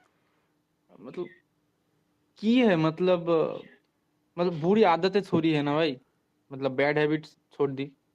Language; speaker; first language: Hindi; non-native, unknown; Bangla